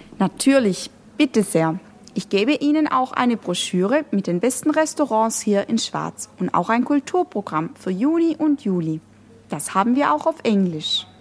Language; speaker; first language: German; native; German